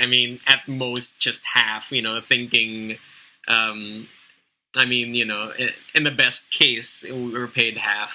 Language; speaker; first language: English; non-native, local second language; Filipino